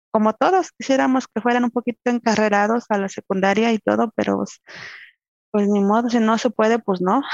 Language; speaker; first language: Spanish; native; Spanish